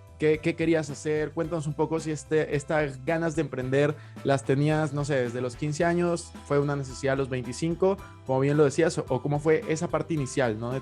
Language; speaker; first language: Spanish; native; Spanish